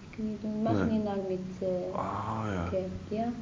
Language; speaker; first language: Dutch; non-native, learner; Arabic